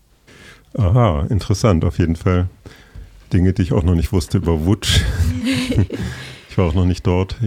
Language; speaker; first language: German; native; German